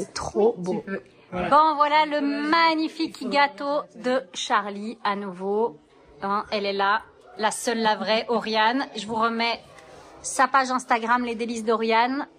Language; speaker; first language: French; native; French